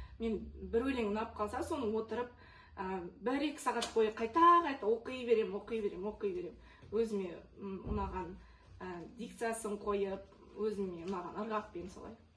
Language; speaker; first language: Kazakh; non-native, local second language; Russian